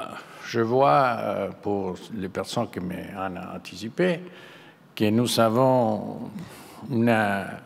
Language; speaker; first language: French; non-native, fluent; Spanish